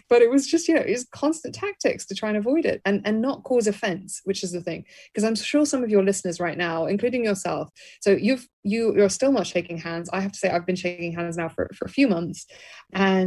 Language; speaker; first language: English; native; English